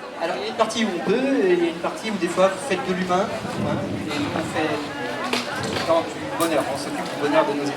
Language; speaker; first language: French; native; French